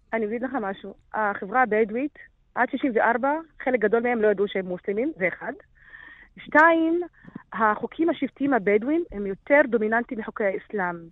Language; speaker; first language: Hebrew; non-native, local second language; Arabic